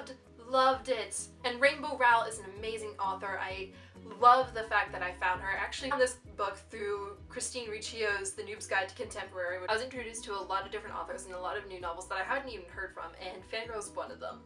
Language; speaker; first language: English; native; English